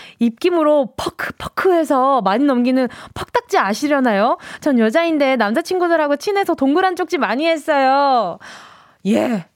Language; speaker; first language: Korean; native; Korean